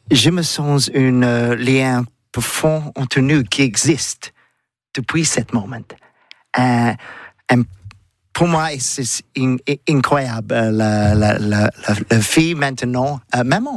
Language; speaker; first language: French; non-native, learner; English